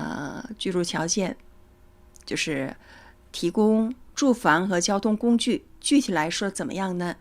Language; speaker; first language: Chinese; native; Chinese